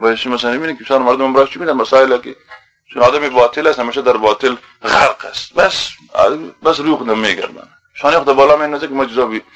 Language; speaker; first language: Persian; native; Persian